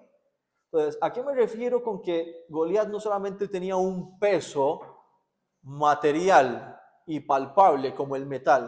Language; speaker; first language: Spanish; native; Spanish